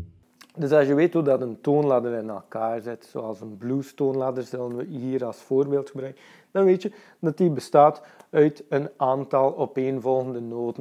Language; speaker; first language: Dutch; native; Dutch